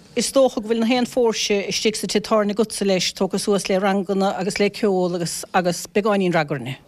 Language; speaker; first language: Irish; native; Irish